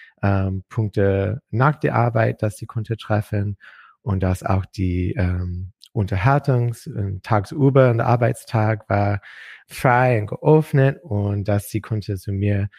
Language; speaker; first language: German; non-native, learner; English